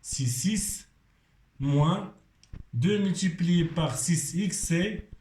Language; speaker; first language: French; non-native, local second language; Arabic